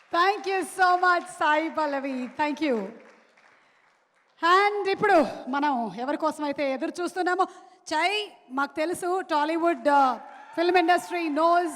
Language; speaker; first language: Telugu; native; Telugu